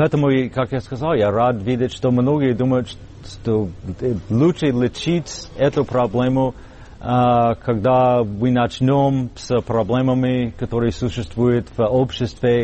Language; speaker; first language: Russian; non-native, fluent; English